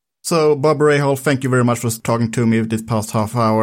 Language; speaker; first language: English; non-native, fluent; Swedish